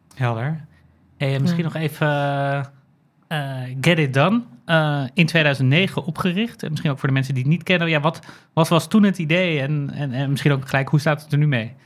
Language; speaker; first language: Dutch; native; Dutch